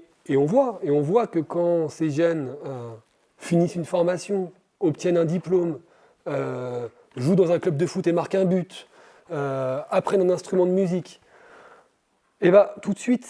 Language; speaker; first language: French; native; French